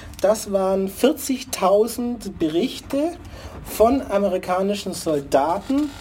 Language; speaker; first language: German; native; German